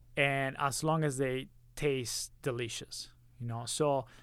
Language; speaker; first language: English; early bilingual, other home language; Spanish